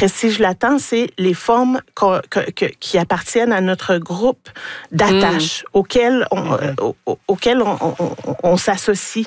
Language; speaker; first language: French; native; French